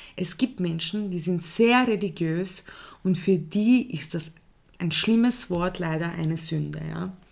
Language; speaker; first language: German; early bilingual, other home language; Croatian